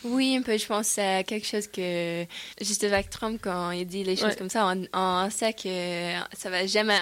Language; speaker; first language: French; non-native, fluent; English